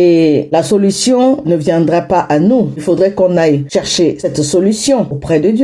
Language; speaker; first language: French; non-native, local second language; Hausa